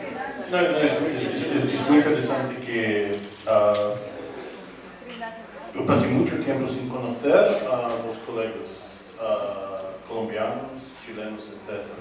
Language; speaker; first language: Spanish; non-native, learner; English